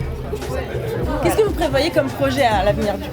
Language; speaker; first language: French; native; French